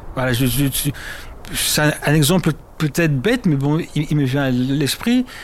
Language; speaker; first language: French; early bilingual, other home language; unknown